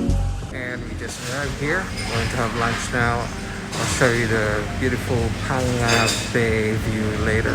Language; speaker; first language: English; non-native, local second language; Filipino